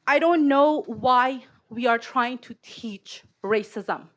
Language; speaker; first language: English; non-native, fluent; Persian